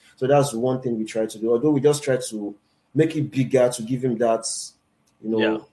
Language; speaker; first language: English; non-native, local second language; Yoruba